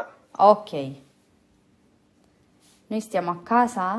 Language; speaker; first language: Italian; non-native, fluent; Urdu